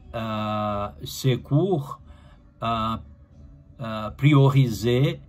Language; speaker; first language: French; non-native, fluent; Portuguese